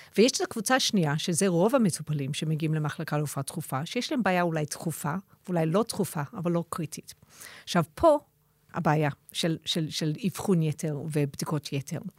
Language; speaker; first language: Hebrew; non-native, fluent; English